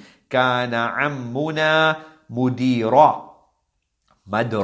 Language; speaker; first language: Arabic; non-native, fluent; English